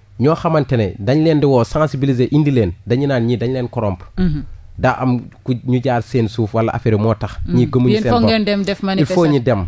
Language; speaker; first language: Wolof; non-native, local second language; Fula